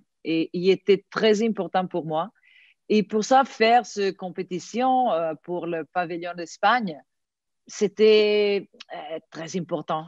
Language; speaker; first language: French; non-native, fluent; Italian